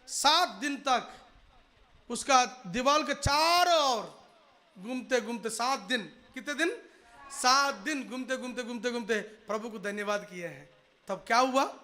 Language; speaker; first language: Hindi; non-native, local second language; Telugu